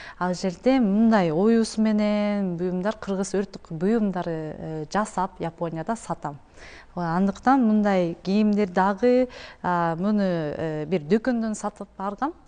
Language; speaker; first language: Kyrgyz; non-native, learner; Japanese